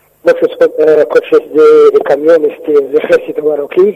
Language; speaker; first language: Spanish; non-native, fluent; Arabic